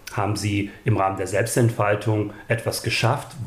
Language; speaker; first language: German; early bilingual, other home language; Bosnian